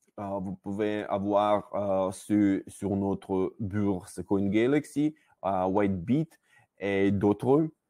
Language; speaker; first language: French; non-native, learner; Russian